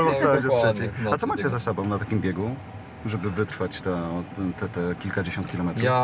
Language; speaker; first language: Polish; native; Polish